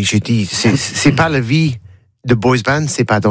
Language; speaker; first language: French; non-native, learner; English